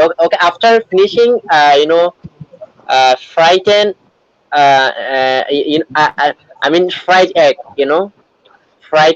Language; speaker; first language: English; non-native, learner; Bangla